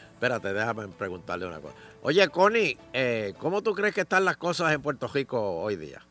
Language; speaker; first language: Spanish; native; Spanish